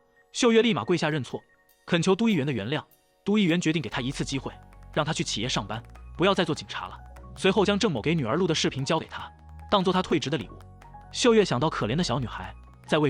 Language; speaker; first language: Chinese; native; Chinese